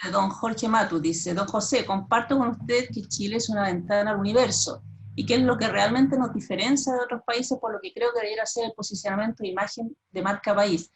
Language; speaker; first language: Spanish; native; Spanish